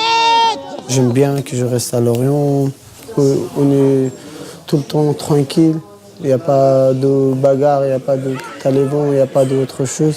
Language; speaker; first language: French; non-native, learner; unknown